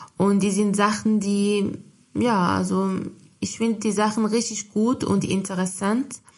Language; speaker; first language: German; non-native, fluent; Arabic